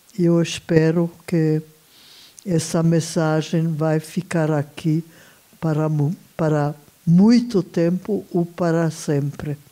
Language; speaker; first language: Portuguese; non-native, fluent; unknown